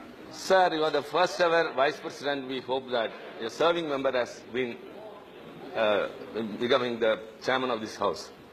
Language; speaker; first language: English; non-native, local second language; Tamil